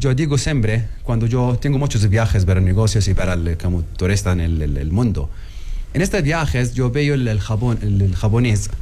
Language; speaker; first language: Spanish; non-native, learner; Arabic